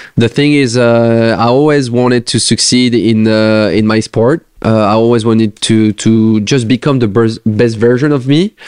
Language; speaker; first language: English; non-native, fluent; French